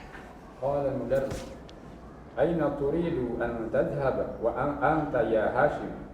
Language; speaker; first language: Arabic; non-native, learner; Indonesian